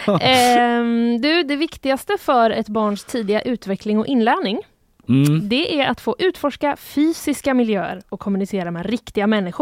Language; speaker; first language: Swedish; native; Swedish